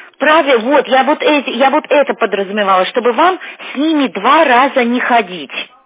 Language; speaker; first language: Russian; native; Russian